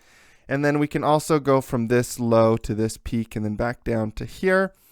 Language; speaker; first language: English; native; English